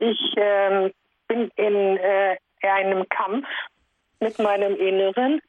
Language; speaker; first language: German; native; German